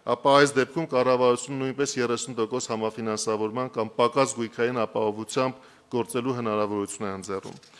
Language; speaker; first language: Armenian; native; Armenian